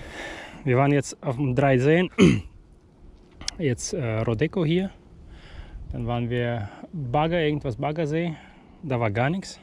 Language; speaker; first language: German; non-native, fluent; Russian